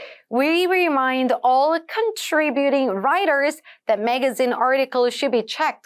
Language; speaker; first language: English; non-native, fluent; Korean